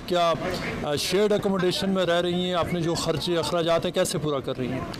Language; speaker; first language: Urdu; native; Urdu